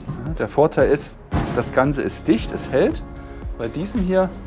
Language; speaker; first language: German; native; German